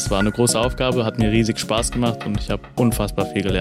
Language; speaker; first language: German; native; German